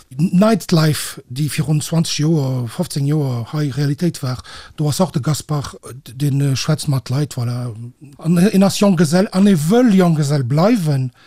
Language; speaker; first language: Luxembourgish; early bilingual, other home language; Portuguese